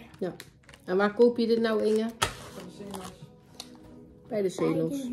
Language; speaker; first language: Dutch; native; Dutch